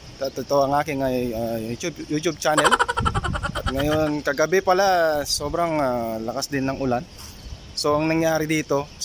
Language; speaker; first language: Filipino; non-native, local second language; Pampanga